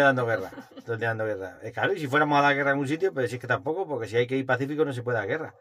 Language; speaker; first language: Spanish; native; Spanish